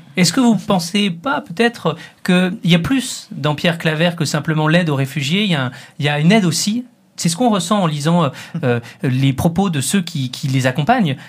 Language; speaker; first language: French; native; French